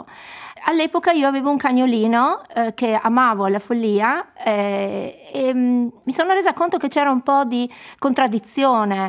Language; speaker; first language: Italian; native; Italian